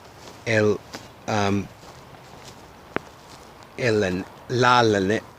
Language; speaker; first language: Spanish; non-native, learner; English